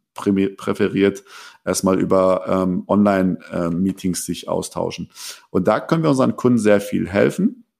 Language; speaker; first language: German; early bilingual, other home language; Persian